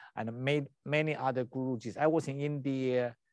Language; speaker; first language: English; non-native, learner; Chinese